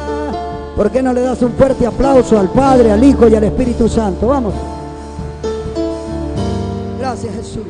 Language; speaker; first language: Spanish; native; Spanish